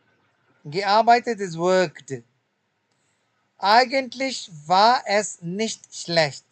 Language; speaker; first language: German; non-native, fluent; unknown